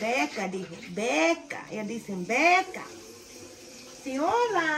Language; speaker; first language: Spanish; non-native, learner; English